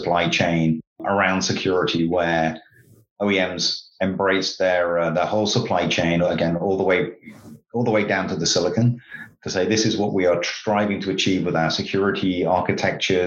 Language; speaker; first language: English; native; English